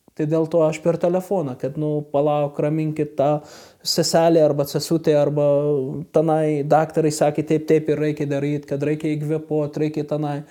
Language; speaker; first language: Lithuanian; non-native, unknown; Arabic